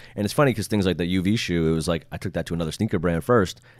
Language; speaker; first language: English; native; English